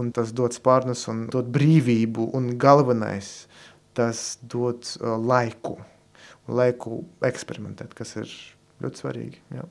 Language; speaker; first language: Latvian; non-native, local second language; Russian